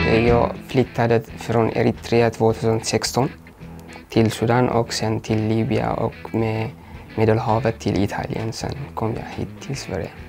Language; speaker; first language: Swedish; non-native, learner; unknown